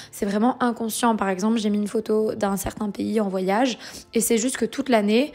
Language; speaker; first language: French; native; French